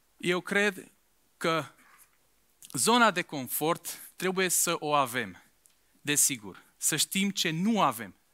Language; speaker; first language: Romanian; non-native, local second language; Hungarian